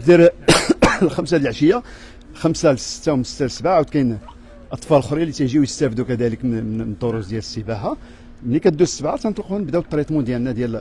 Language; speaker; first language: Arabic; native; Arabic